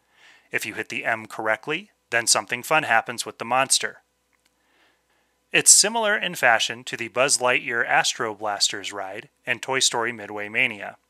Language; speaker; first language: English; native; English